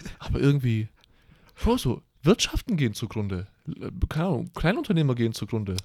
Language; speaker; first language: German; native; German